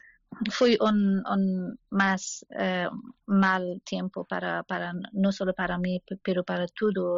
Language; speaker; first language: Spanish; non-native, learner; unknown